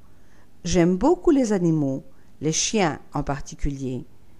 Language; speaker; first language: French; non-native, fluent; Italian